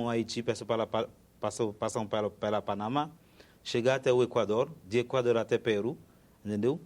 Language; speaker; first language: Portuguese; non-native, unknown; Haitian Creole